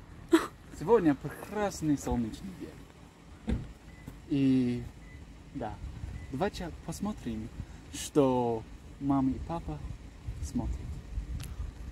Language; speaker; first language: Russian; non-native, learner; English